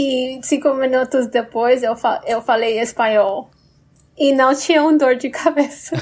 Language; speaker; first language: Portuguese; non-native, fluent; English